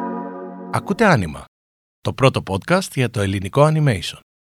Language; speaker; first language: Greek; native; Greek